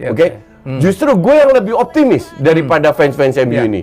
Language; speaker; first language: Indonesian; native; Indonesian